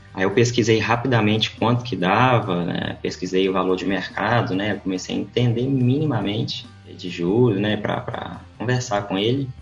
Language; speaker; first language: Portuguese; native; Portuguese